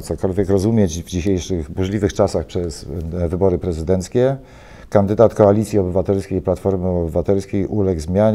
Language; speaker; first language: Polish; native; Polish